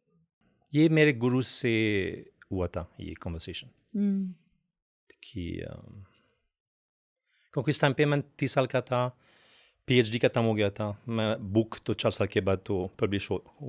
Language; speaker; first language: Hindi; non-native, fluent; French